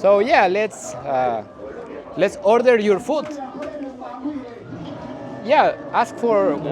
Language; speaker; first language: English; non-native, learner; Spanish